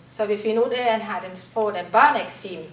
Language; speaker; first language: Danish; non-native, local second language; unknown